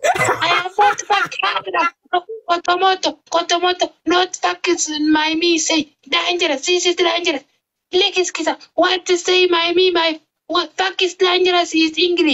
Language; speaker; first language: English; non-native, learner; Arabic